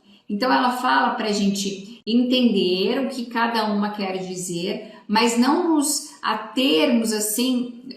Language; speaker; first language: Portuguese; native; Portuguese